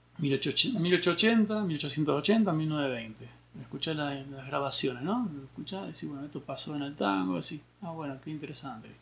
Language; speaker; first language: Spanish; native; Spanish